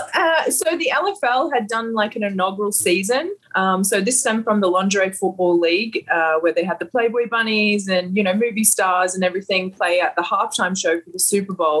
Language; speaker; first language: English; native; English